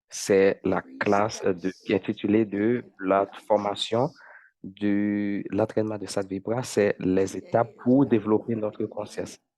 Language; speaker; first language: French; non-native, fluent; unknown